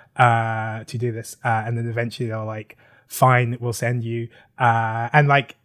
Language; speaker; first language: English; native; English